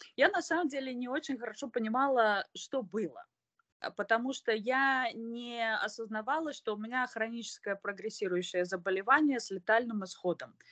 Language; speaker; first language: Russian; native; Russian